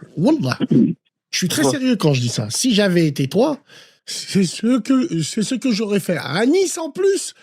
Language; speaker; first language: French; native; French